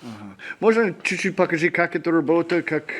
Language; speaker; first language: Russian; non-native, learner; English